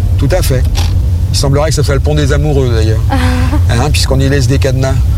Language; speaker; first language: French; native; French